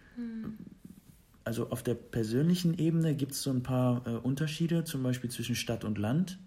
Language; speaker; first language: German; early bilingual, other home language; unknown